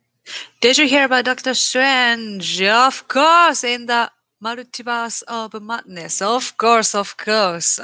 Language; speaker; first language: English; non-native, learner; Japanese